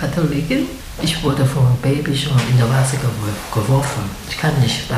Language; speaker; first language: German; non-native, learner; Chinese